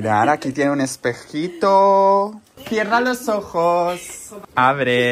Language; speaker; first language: Spanish; native; Spanish